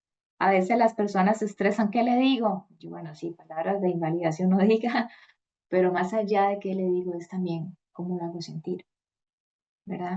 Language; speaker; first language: Spanish; native; Spanish